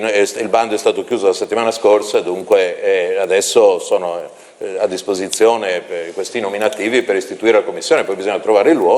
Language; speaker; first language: Italian; native; Italian